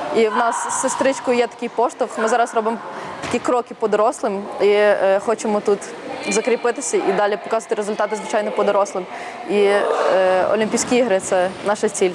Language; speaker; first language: Ukrainian; native; Ukrainian